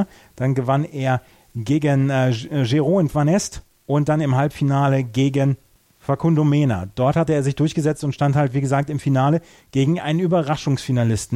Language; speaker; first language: German; native; German